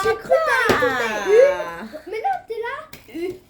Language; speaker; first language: French; native; French